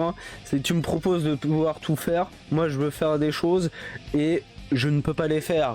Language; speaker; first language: French; native; French